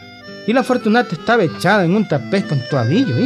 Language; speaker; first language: Spanish; native; Spanish